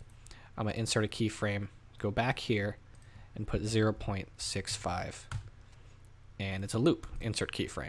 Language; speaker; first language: English; native; English